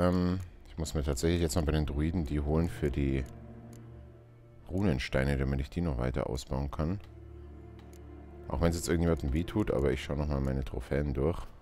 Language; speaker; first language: German; native; German